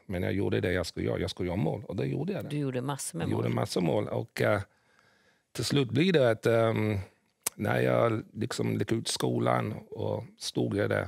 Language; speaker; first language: Swedish; early bilingual, other home language; English